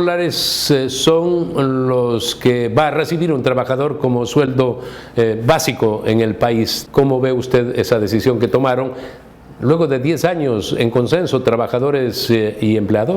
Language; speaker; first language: Spanish; native; Spanish